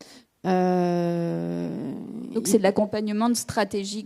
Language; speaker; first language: French; native; French